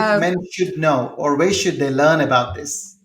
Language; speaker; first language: English; non-native, local second language; Telugu